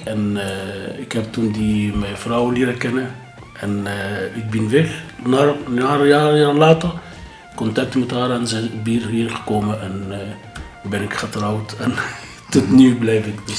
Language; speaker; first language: Dutch; non-native, learner; Arabic